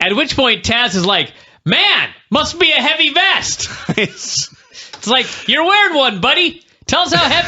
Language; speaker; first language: English; native; English